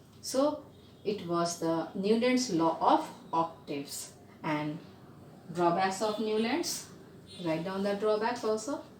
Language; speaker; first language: English; non-native, local second language; Hindi